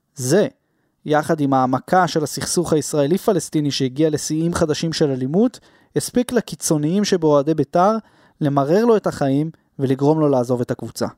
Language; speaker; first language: Hebrew; native; Hebrew